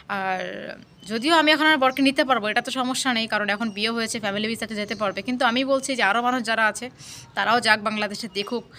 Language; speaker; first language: Bangla; native; Bangla